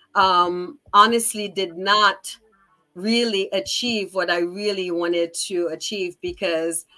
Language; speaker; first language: English; early bilingual, other home language; Haitian Creole